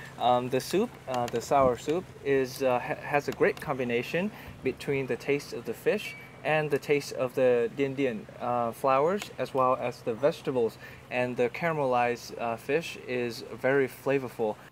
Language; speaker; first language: English; non-native, fluent; Vietnamese